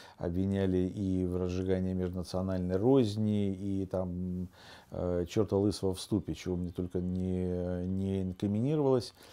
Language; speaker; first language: Russian; native; Russian